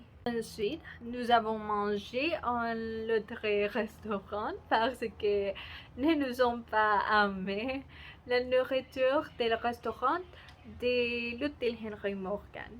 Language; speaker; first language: French; non-native, learner; Spanish